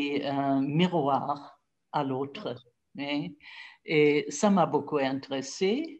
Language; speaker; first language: French; non-native, fluent; German